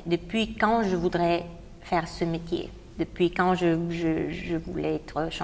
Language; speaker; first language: French; non-native, fluent; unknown